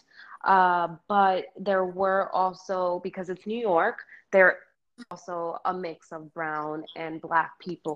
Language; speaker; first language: English; early bilingual, other home language; Spanish